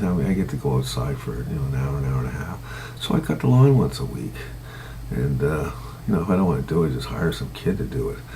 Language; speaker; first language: English; native; English